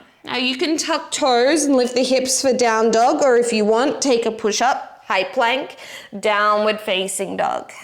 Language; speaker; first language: English; native; English